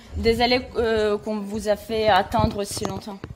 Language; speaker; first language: French; non-native, fluent; Russian